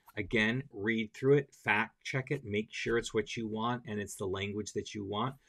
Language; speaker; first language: English; native; English